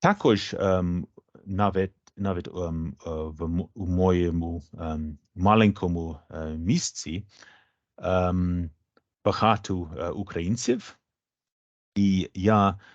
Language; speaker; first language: Ukrainian; non-native, fluent; English